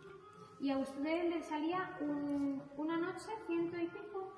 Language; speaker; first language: Spanish; native; Spanish